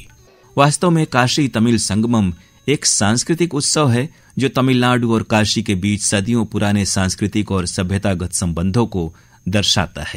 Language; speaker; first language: Hindi; native; Hindi